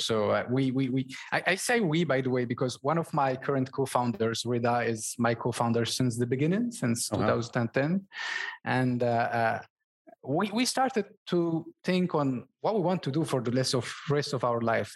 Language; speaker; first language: English; non-native, fluent; Berber languages